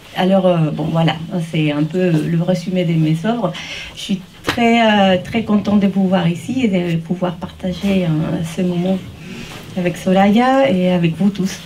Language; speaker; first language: French; early bilingual, heritage; Spanish